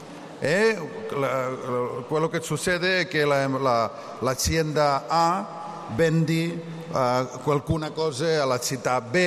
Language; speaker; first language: Italian; non-native, learner; Catalan